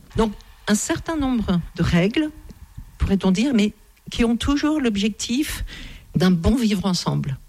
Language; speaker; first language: French; native; French